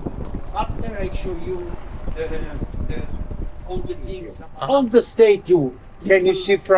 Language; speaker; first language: English; non-native, learner; Italian